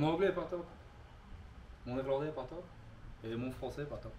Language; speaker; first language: French; native; French